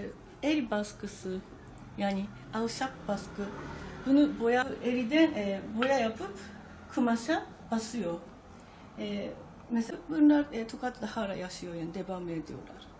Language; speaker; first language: Turkish; native; Turkish